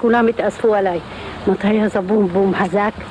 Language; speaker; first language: Hebrew; non-native, fluent; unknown